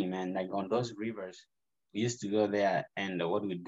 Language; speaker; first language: English; non-native, local second language; Gusii